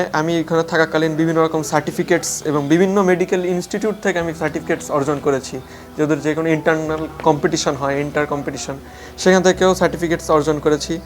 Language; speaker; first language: Bangla; native; Bangla